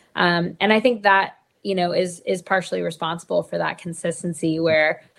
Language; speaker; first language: English; native; English